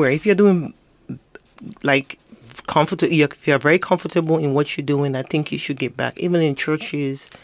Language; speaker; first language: English; non-native, local second language; Igbo